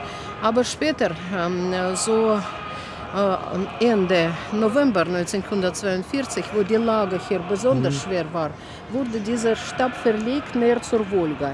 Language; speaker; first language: German; non-native, fluent; Russian